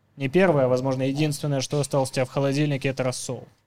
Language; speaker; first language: Russian; native; Russian